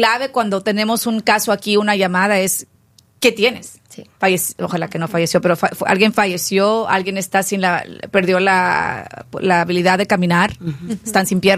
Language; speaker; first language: Spanish; early bilingual, heritage; Spanish